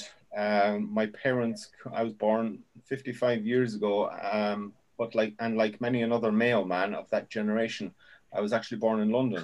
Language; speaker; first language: English; native; English